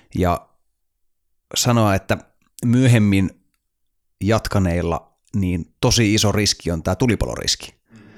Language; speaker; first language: Finnish; native; Finnish